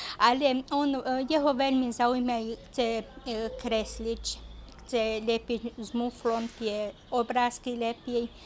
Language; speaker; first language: Slovak; native; Slovak